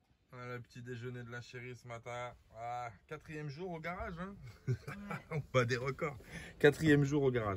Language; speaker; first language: French; native; French